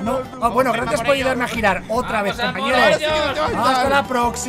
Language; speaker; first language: Spanish; native; Spanish